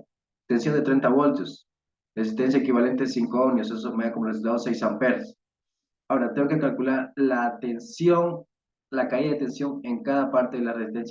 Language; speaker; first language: Spanish; native; Spanish